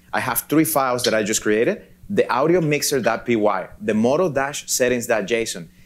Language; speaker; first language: English; non-native, fluent; Spanish